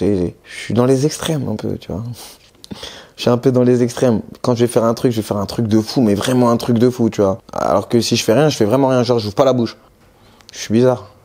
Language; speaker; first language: French; native; French